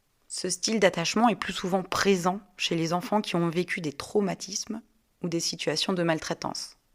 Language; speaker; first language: French; native; French